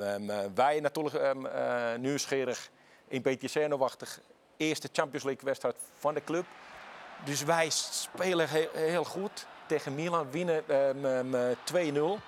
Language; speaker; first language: Dutch; non-native, fluent; Finnish